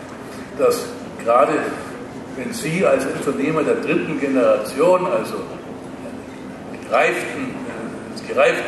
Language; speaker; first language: German; native; German